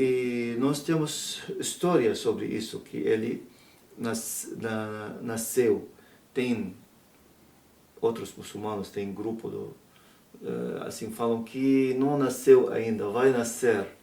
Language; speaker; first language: Portuguese; non-native, learner; Arabic